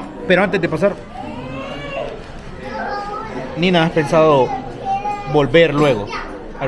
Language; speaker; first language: Spanish; native; Spanish